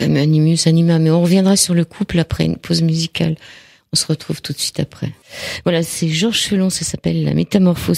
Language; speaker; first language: French; native; French